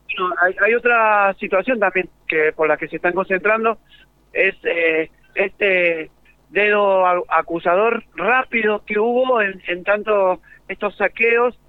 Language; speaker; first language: Spanish; native; Spanish